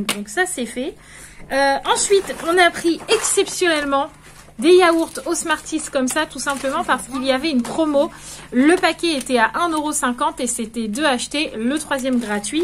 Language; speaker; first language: French; native; French